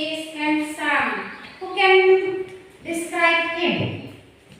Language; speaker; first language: English; non-native, learner; Indonesian